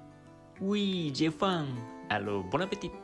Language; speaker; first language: French; non-native, learner; Japanese